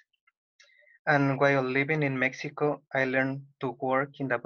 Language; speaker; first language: English; non-native, fluent; Spanish